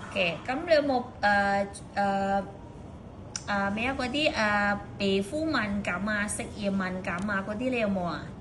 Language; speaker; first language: Cantonese; native; Cantonese